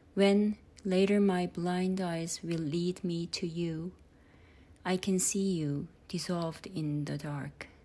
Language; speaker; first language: English; non-native, fluent; Korean